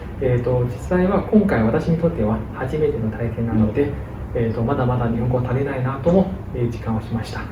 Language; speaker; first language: Japanese; non-native, fluent; Chinese